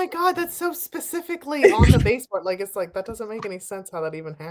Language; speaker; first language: English; native; English